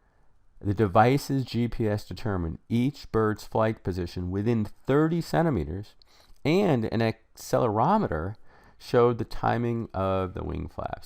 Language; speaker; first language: English; native; English